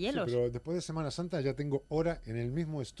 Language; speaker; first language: Spanish; native; Spanish